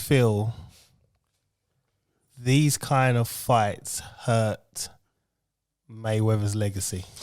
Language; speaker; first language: English; native; English